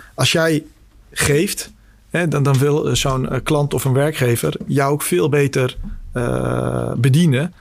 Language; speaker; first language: Dutch; early bilingual, other home language; Albanian